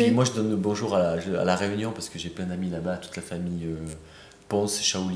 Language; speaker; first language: French; native; French